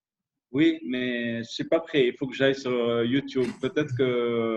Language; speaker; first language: French; non-native, local second language; Arabic